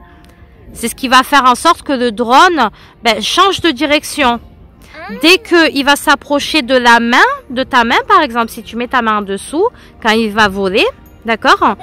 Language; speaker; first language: French; native; French